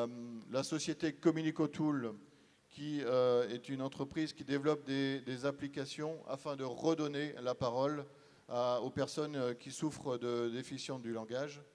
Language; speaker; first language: French; native; French